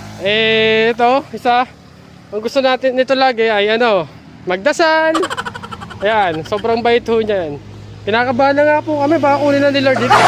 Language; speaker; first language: Filipino; native; Filipino